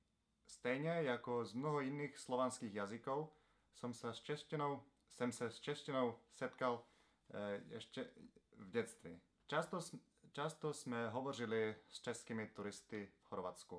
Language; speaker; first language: Czech; non-native, learner; Croatian